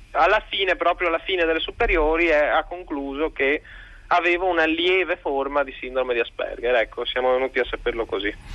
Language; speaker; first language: Italian; native; Italian